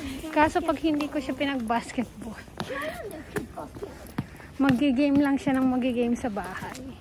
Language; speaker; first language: Filipino; native; Filipino